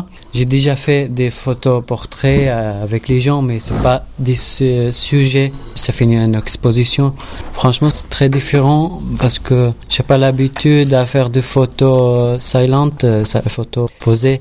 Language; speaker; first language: French; non-native, learner; Arabic